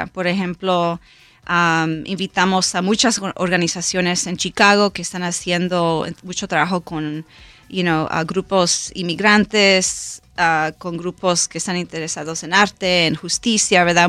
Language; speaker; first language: Spanish; early bilingual, heritage; Spanish